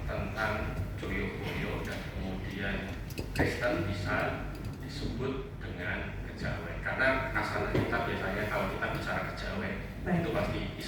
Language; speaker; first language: Indonesian; native; Indonesian